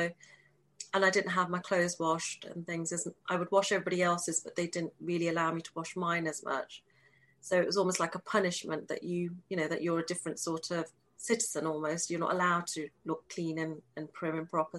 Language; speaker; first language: English; native; English